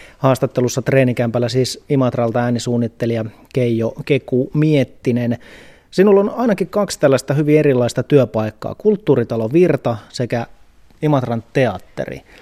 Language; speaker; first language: Finnish; native; Finnish